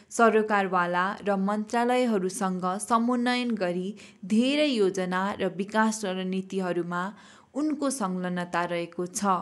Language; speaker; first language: Nepali; native; Nepali